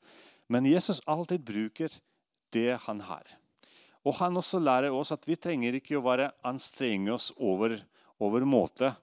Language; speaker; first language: Swedish; non-native, fluent; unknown